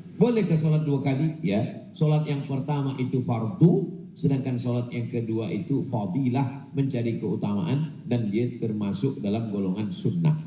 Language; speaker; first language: Malay; non-native, local second language; Minangkabau